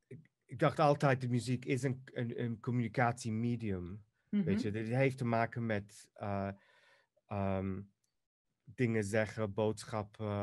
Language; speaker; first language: Dutch; non-native, fluent; Greek